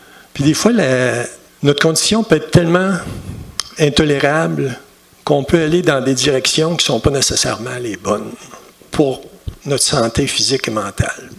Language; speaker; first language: French; native; French